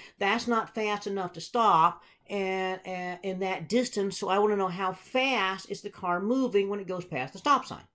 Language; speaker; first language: English; native; English